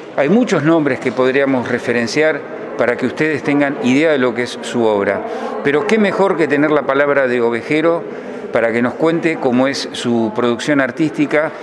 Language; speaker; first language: Spanish; native; Spanish